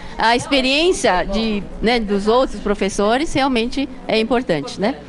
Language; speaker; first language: Portuguese; native; Portuguese